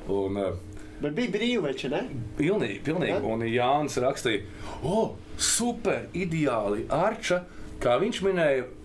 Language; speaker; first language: Latvian; non-native, local second language; Russian